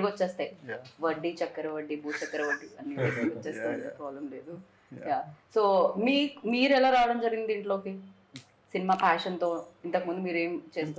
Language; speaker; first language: Telugu; native; Telugu